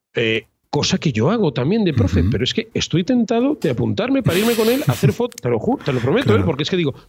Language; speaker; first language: Spanish; native; Spanish